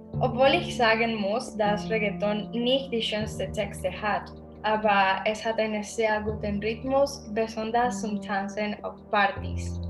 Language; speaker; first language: German; non-native, learner; Spanish